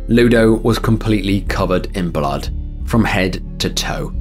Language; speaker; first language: English; native; English